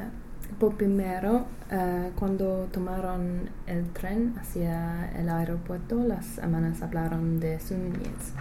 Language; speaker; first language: Spanish; non-native, learner; English